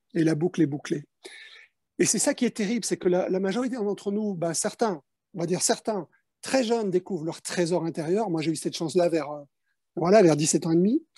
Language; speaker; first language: French; early bilingual, other home language; Spanish